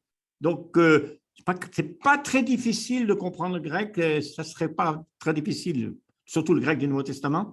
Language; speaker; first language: French; native; French